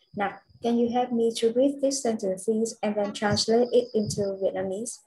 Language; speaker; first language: English; non-native, learner; Vietnamese